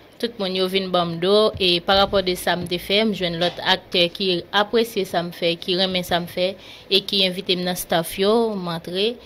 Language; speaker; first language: Haitian Creole; native; Haitian Creole